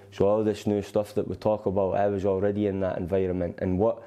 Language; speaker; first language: English; native; English